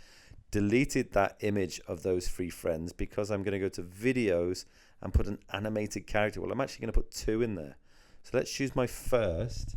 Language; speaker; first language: English; native; English